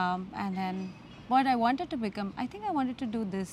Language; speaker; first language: English; non-native, local second language; Gujarati